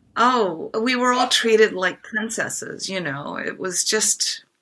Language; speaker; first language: English; non-native, fluent; Japanese